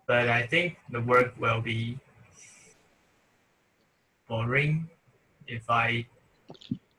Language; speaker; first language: English; non-native, learner; Chinese